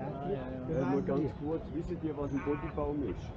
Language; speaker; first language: German; native; German